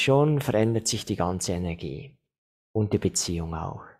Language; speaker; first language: German; non-native, fluent; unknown